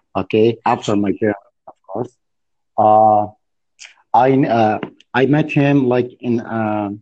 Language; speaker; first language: English; non-native, learner; Arabic